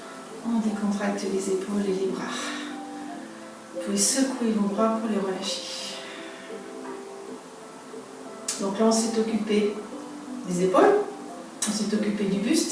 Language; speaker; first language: French; native; French